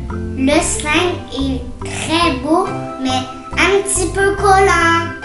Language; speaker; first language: French; non-native, learner; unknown